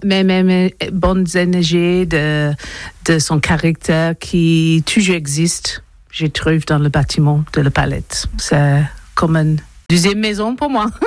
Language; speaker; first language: French; non-native, learner; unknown